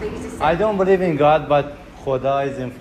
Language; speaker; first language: English; non-native, fluent; Persian